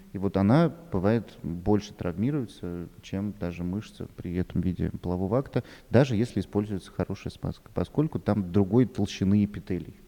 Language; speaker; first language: Russian; native; Russian